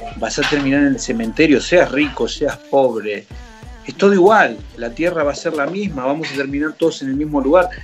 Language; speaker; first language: Spanish; native; Spanish